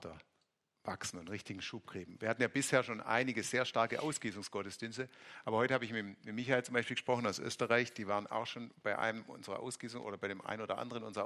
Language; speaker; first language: German; native; German